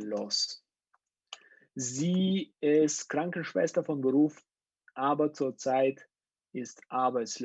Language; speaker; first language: German; non-native, fluent; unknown